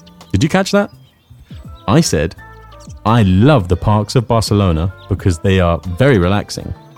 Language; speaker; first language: English; native; English